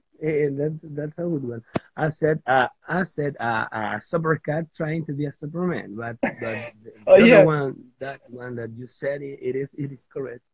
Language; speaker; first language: English; non-native, fluent; Spanish